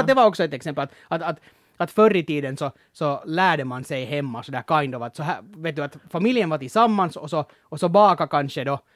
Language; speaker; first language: Swedish; native; Swedish